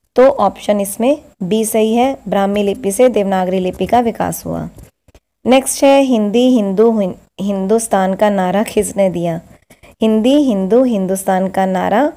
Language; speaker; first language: Hindi; native; Hindi